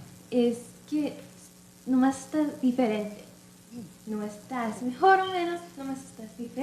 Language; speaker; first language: Spanish; early bilingual, other home language; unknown